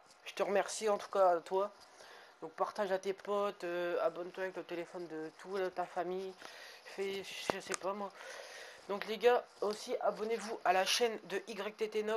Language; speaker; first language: French; native; French